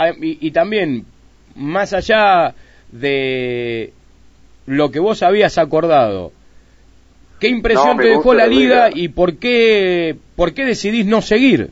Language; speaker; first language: Spanish; native; Spanish